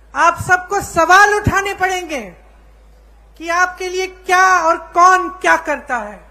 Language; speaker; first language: Hindi; native; Hindi